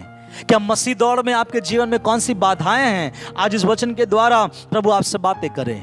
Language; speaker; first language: Hindi; non-native, local second language; Bangla